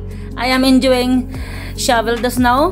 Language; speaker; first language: English; non-native, learner; Filipino